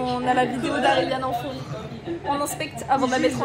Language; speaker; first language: French; native; French